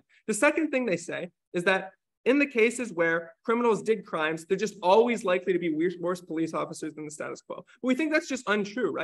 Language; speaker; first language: English; native; English